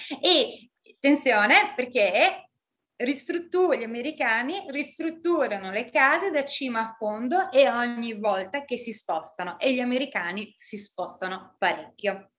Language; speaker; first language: Italian; native; Italian